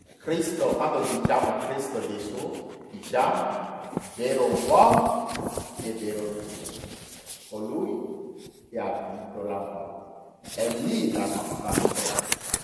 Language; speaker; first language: Italian; non-native, fluent; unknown